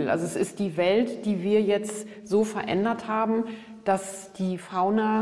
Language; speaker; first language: German; native; German